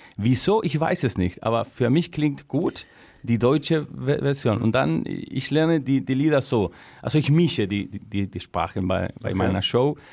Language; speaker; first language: German; non-native, fluent; Spanish